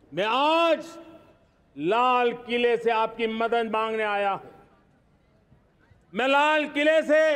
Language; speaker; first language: Hindi; non-native, local second language; Gujarati